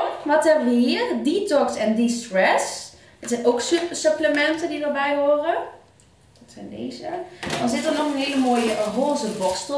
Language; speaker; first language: Dutch; native; Dutch